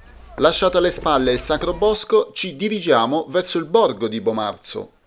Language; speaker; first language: Italian; native; Italian